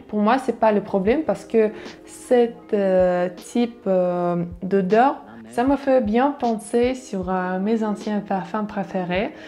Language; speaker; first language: French; non-native, learner; Russian